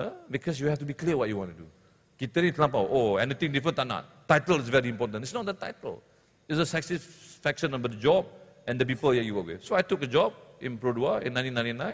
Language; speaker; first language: English; non-native, local second language; Malay